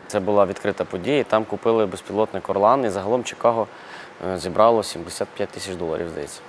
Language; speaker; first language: Ukrainian; non-native, local second language; Russian